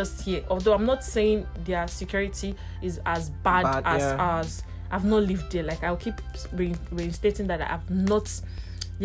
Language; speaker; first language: English; non-native, local second language; Igbo